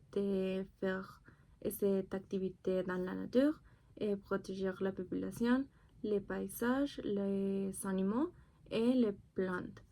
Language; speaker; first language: French; non-native, learner; Spanish